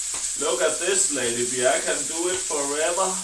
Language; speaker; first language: English; non-native, learner; Danish